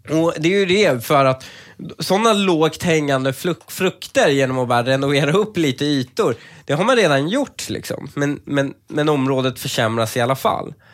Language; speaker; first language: Swedish; early bilingual, other home language; Persian